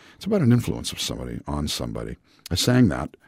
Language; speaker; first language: English; native; English